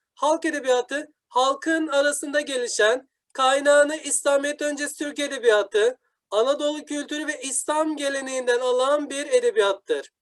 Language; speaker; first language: Turkish; native; Turkish